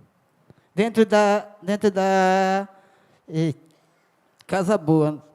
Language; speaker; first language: Portuguese; non-native, local second language; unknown